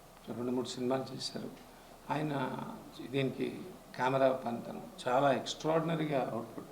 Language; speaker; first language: Telugu; native; Telugu